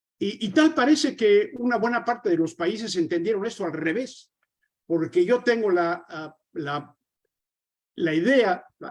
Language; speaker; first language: Spanish; native; Spanish